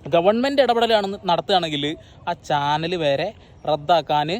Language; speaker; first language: Malayalam; native; Malayalam